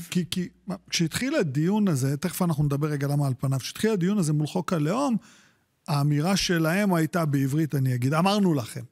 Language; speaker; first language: Hebrew; native; Hebrew